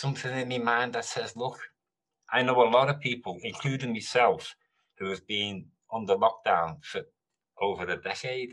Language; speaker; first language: English; native; English